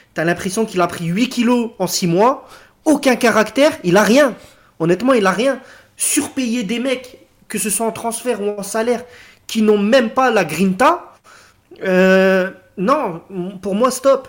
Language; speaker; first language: French; native; French